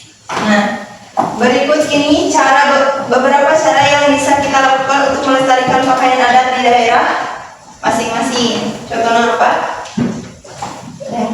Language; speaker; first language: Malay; non-native, local second language; Sundanese